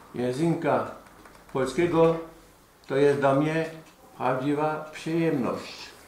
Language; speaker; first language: Polish; early bilingual, heritage; Polish